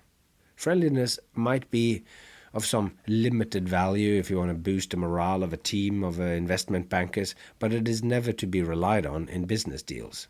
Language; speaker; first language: English; non-native, fluent; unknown